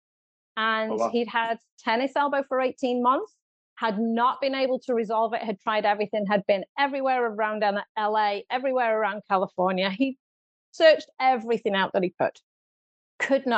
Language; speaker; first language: English; native; English